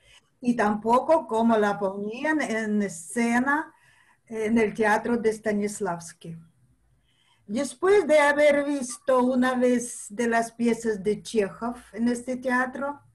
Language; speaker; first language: Spanish; non-native, fluent; Russian